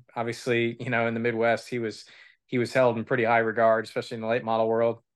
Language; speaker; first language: English; native; English